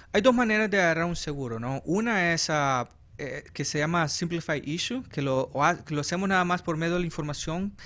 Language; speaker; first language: Spanish; native; Spanish